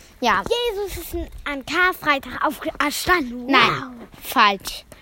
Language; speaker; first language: German; native; German